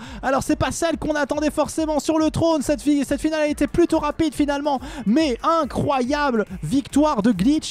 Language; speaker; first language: French; native; French